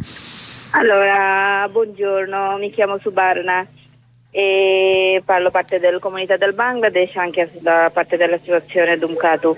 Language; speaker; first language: Italian; non-native, learner; Bangla